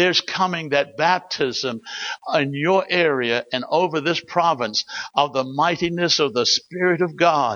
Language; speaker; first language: English; native; English